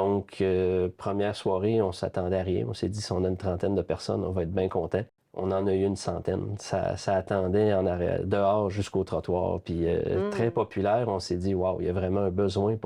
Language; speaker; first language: French; native; French